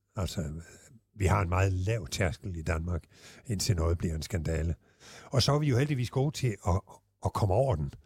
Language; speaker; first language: Danish; native; Danish